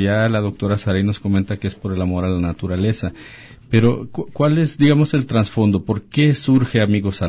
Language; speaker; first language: Spanish; native; Spanish